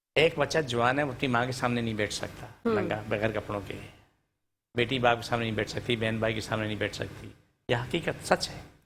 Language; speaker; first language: Urdu; non-native, local second language; Punjabi